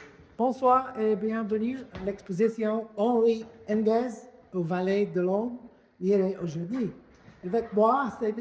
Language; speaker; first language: French; non-native, fluent; English